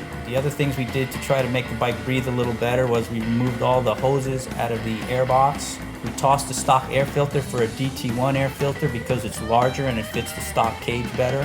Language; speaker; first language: English; native; English